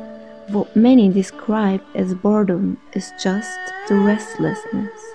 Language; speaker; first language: English; non-native, fluent; German